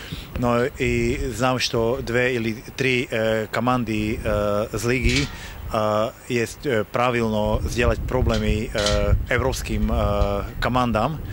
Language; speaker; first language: Russian; non-native, learner; Slovak